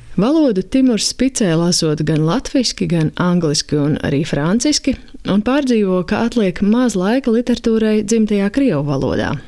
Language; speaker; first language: Latvian; native; Latvian